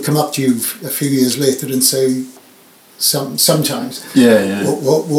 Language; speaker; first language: English; native; English